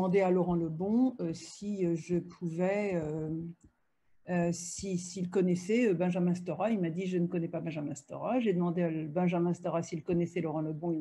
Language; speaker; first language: French; native; French